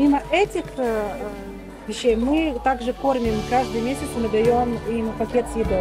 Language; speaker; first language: Russian; native; Russian